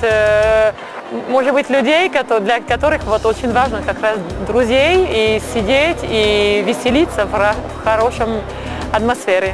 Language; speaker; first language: Russian; non-native, fluent; French